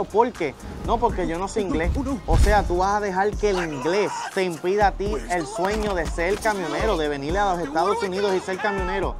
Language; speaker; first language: Spanish; native; Spanish